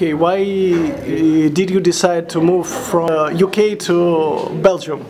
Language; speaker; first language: English; non-native, learner; Russian